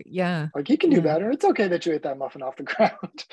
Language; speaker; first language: English; early bilingual, other home language; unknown